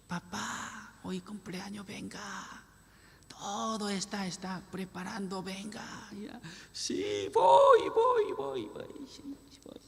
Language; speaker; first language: Spanish; non-native, learner; Korean